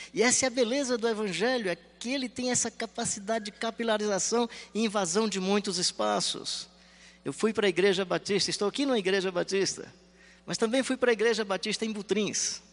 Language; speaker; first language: Portuguese; native; Portuguese